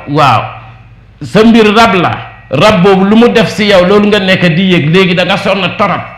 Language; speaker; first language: Wolof; non-native, local second language; Jola-Fonyi